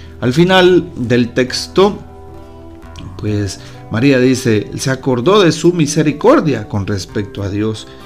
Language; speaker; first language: Spanish; native; Spanish